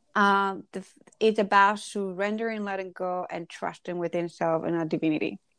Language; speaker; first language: English; non-native, fluent; Spanish